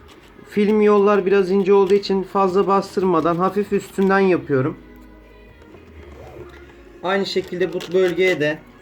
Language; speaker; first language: Turkish; native; Turkish